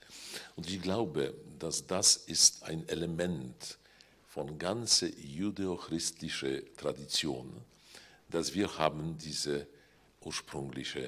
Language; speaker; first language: German; non-native, fluent; Polish